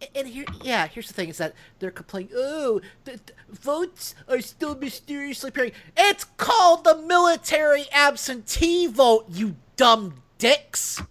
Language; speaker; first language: English; early bilingual, other home language; Italian